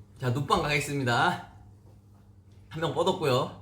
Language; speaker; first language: Korean; native; Korean